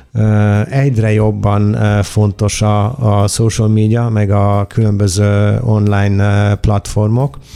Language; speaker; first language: Hungarian; non-native, fluent; Italian